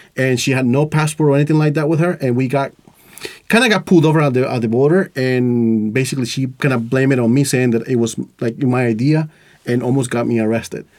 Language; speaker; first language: English; non-native, fluent; Spanish